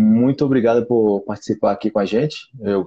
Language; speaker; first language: Portuguese; native; Portuguese